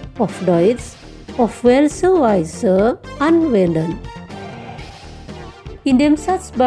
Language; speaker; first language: German; non-native, fluent; Indonesian